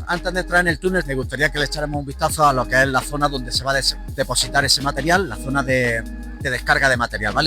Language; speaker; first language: Spanish; native; Spanish